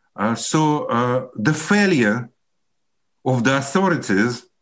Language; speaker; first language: English; non-native, fluent; Russian